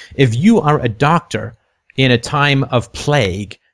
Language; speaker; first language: English; native; English